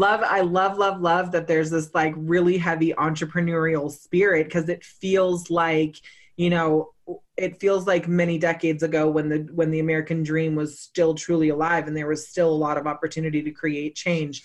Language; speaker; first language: English; native; English